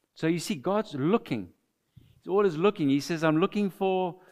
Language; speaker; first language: English; non-native, fluent; French